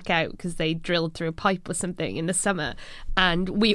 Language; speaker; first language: English; native; English